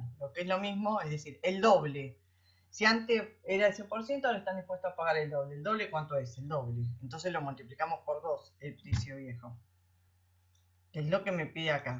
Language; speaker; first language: Spanish; native; Spanish